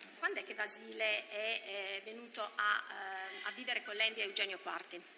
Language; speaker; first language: Italian; native; Italian